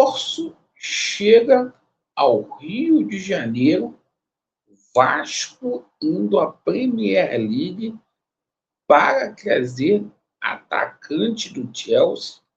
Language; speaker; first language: Portuguese; native; Portuguese